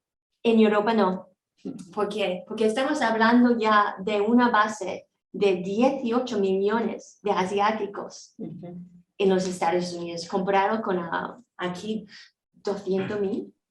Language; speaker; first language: Spanish; non-native, fluent; Korean